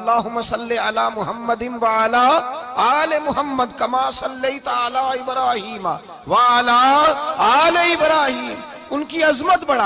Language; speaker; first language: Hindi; non-native, local second language; Punjabi